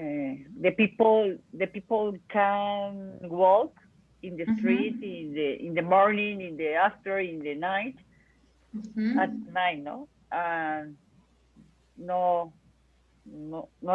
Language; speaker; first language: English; non-native, learner; Spanish